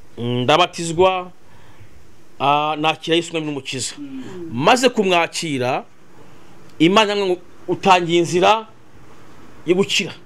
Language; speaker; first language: Kinyarwanda; native; Kinyarwanda